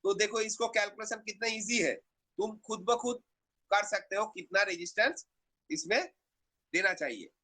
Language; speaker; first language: Hindi; non-native, local second language; Bangla